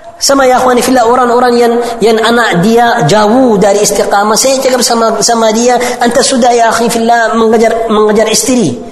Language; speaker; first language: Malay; non-native, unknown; Arabic